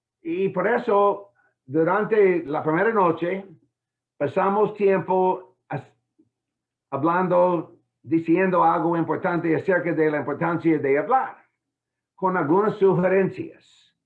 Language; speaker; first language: Spanish; non-native, fluent; English